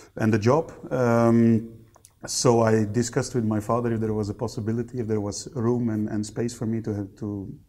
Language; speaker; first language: English; non-native, fluent; Dutch